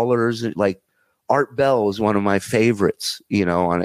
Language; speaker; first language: English; native; English